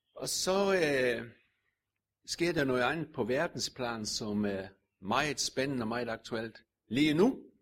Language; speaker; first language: Danish; native; Danish